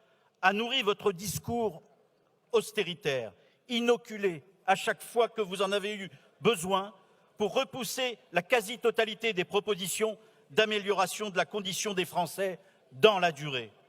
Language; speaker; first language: French; native; French